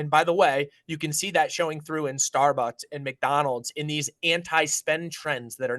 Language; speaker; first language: English; native; English